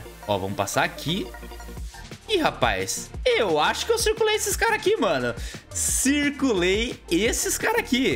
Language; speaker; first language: Portuguese; native; Portuguese